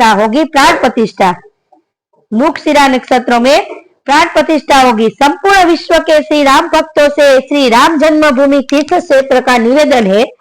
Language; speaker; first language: Hindi; non-native, local second language; Gujarati